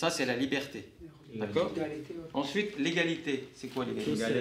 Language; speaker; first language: French; native; French